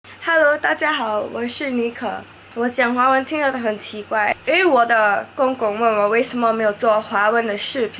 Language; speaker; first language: Chinese; non-native, local second language; English